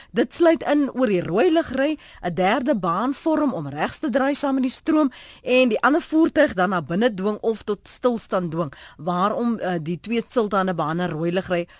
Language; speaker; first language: Afrikaans; native; Afrikaans